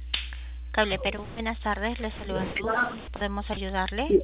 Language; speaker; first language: Spanish; native; Spanish